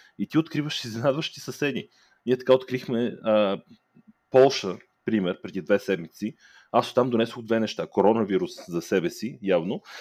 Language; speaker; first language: Bulgarian; native; Bulgarian